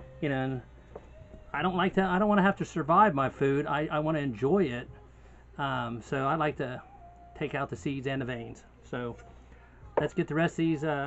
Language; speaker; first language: English; native; English